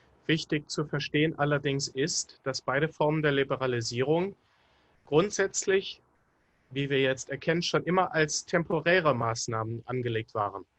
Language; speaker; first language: German; native; German